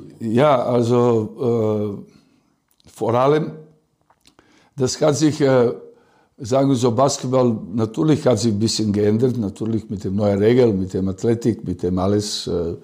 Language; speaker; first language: German; non-native, learner; Serbian